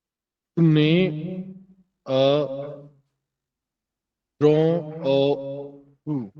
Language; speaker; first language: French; non-native, learner; Hindi